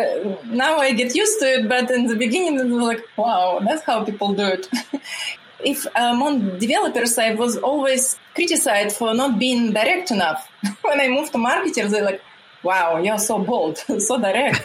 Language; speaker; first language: English; non-native, fluent; Russian